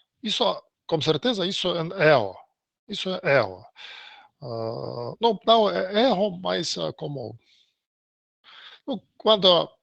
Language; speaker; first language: Portuguese; non-native, learner; Russian